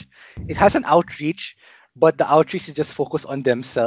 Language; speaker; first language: English; non-native, local second language; Filipino